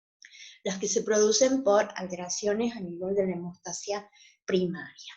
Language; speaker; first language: Spanish; native; Spanish